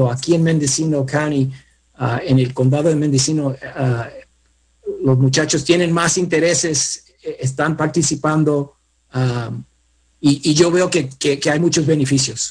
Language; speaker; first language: Spanish; early bilingual, heritage; Spanish